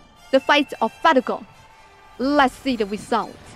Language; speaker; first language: English; non-native, local second language; Cantonese